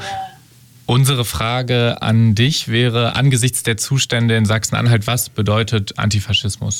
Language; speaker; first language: German; native; German